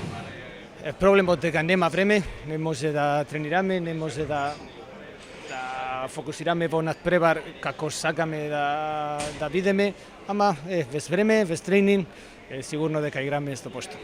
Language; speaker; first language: Macedonian; non-native, learner; Spanish